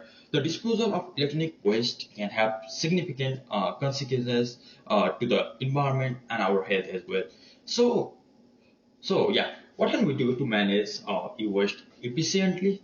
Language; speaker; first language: English; non-native, learner; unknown